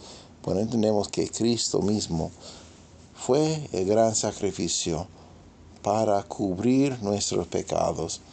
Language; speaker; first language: Spanish; non-native, fluent; English